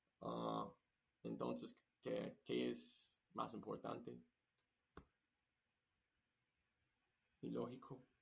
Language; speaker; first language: Spanish; non-native, learner; English